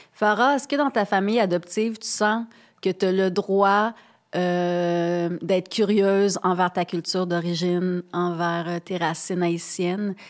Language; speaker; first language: French; native; French